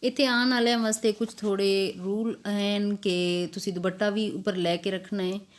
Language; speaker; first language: Punjabi; non-native, local second language; Hindi